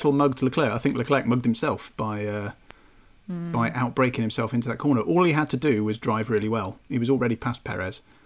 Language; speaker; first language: English; native; English